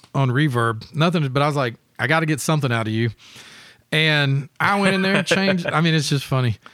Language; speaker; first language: English; native; English